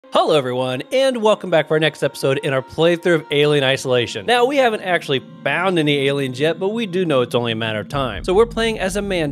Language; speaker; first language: English; native; English